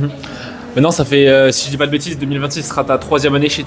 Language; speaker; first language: French; native; French